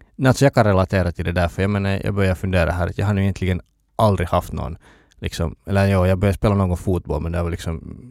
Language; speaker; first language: Swedish; native; Swedish